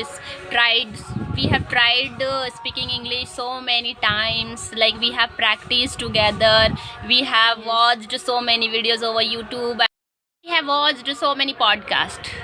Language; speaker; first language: English; non-native, learner; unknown